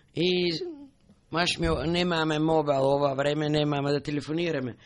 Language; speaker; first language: Macedonian; native; Macedonian